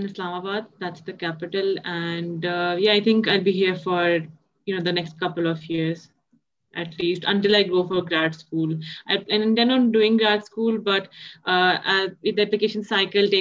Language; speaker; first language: English; non-native, local second language; Urdu